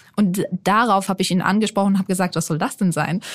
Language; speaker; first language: German; non-native, fluent; Hebrew